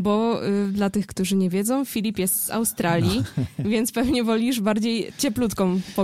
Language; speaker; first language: Polish; native; Polish